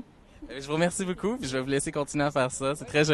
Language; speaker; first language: French; native; French